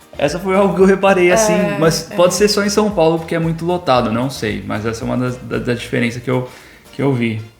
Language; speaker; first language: Portuguese; native; Portuguese